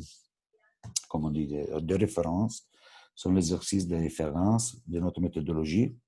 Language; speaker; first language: French; non-native, local second language; Italian